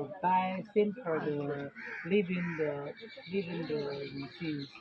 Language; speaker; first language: English; non-native, learner; Chinese